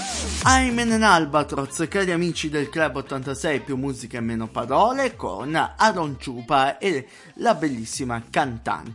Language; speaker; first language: Italian; native; Italian